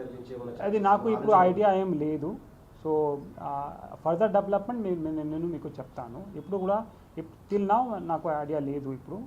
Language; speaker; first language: Telugu; non-native, local second language; Hindi